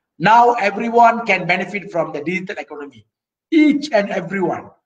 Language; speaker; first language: English; non-native, local second language; Malay